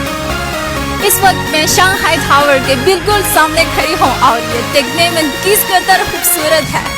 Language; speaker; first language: Urdu; non-native, fluent; Chinese